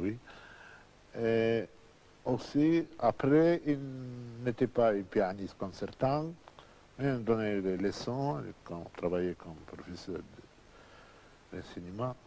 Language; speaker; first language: French; non-native, learner; Russian